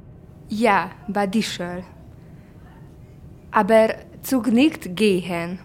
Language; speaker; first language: German; non-native, learner; Hungarian